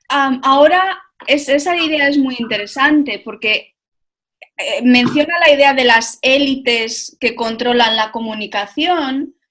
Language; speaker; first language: Spanish; native; Spanish